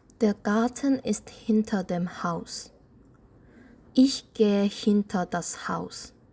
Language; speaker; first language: German; non-native, fluent; Korean